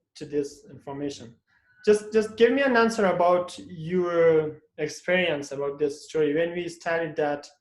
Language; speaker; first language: English; non-native, fluent; Persian